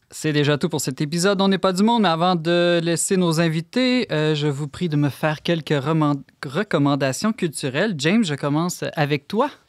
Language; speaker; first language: French; native; French